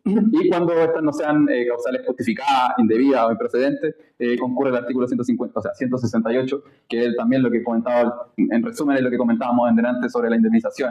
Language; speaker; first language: Spanish; native; Spanish